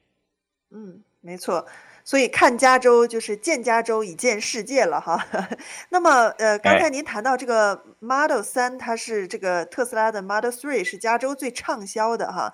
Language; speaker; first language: Chinese; native; Chinese